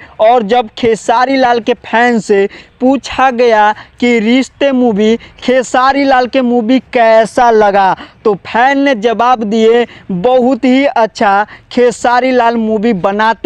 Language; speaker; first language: Hindi; non-native, local second language; Bhojpuri